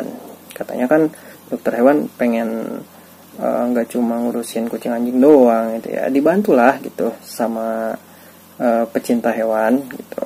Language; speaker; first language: Indonesian; native; Indonesian